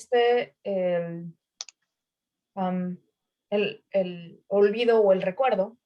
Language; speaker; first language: Spanish; native; Spanish